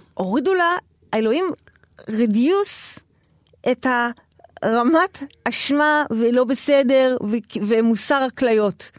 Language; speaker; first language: Hebrew; native; Hebrew